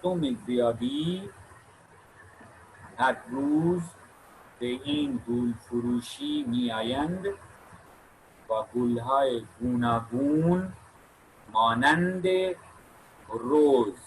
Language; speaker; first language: Persian; non-native, fluent; Urdu